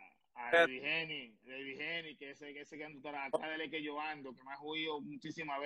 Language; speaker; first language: Spanish; native; Spanish